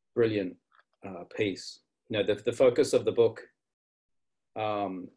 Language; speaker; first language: English; native; English